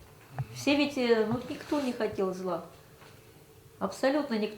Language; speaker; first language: Russian; native; Russian